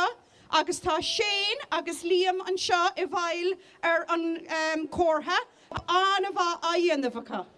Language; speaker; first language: Irish; native; Irish